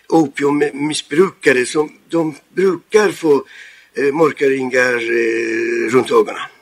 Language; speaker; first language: Swedish; non-native, fluent; Persian